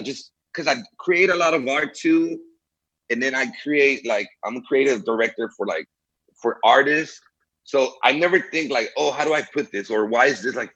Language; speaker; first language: English; early bilingual, other home language; Spanish